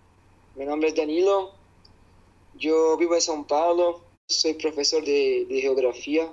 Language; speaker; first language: Spanish; non-native, fluent; Portuguese